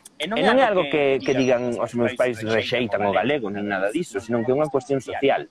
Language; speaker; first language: Galician; non-native, local second language; Spanish